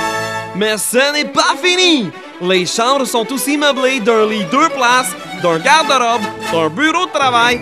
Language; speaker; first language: French; native; French